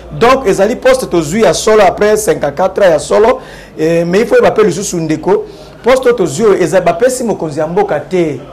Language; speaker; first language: Lingala; non-native, local second language; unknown